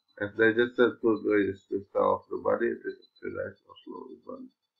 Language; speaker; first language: English; non-native, fluent; Indonesian